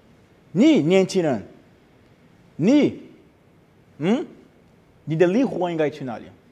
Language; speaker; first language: Chinese; non-native, learner; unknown